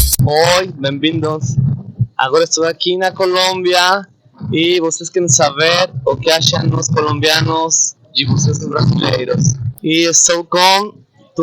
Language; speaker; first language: Portuguese; non-native, fluent; Spanish